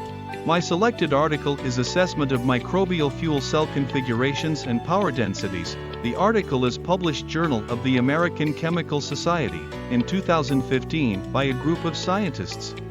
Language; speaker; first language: English; non-native, fluent; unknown